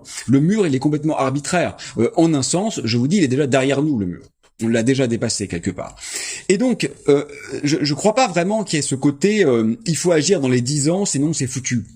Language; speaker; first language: French; native; French